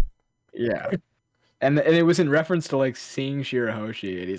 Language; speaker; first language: English; native; English